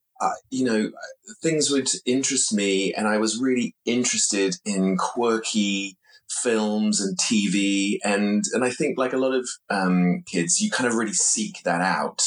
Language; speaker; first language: English; native; English